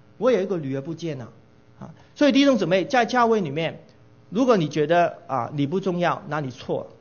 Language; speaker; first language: Chinese; non-native, local second language; Cantonese